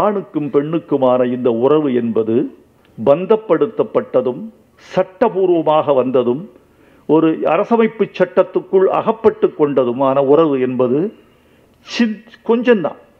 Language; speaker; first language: Tamil; native; Tamil